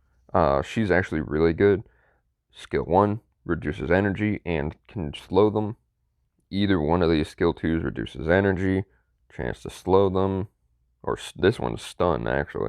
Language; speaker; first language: English; native; English